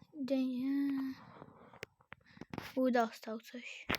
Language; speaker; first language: Polish; native; Polish